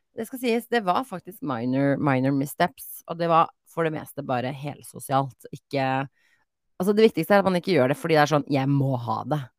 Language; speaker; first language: Norwegian; native; Norwegian